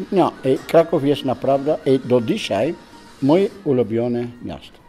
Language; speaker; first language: Polish; non-native, learner; Dutch